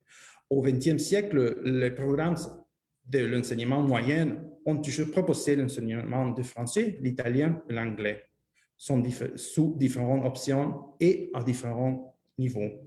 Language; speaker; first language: French; non-native, fluent; Spanish